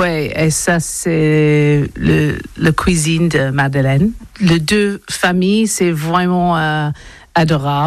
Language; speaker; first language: French; non-native, learner; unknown